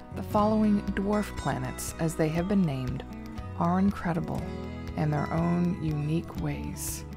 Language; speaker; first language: English; native; English